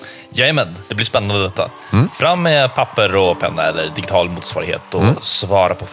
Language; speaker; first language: Swedish; native; Swedish